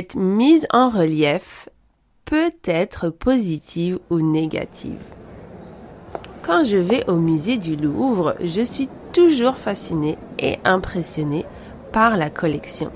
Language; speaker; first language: French; native; French